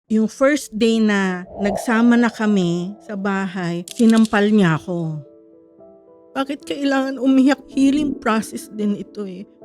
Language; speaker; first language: Filipino; native; Filipino